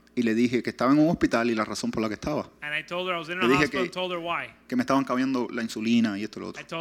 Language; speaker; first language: Spanish; native; Spanish